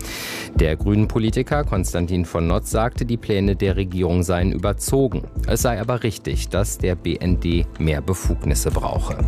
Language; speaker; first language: German; native; German